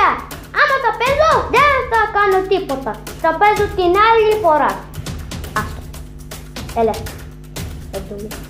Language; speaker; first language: Greek; non-native, learner; Arabic